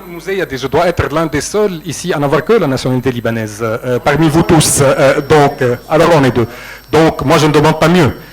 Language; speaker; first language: French; non-native, local second language; Arabic